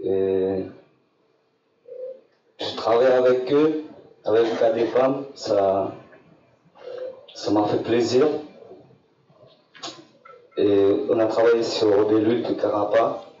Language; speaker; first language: French; non-native, local second language; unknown